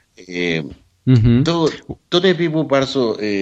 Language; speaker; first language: Polish; non-native, learner; Spanish